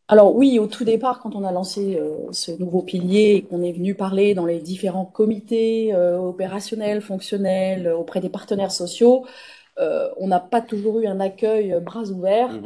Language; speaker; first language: French; native; French